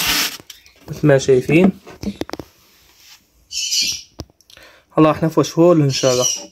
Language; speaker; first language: Arabic; native; Arabic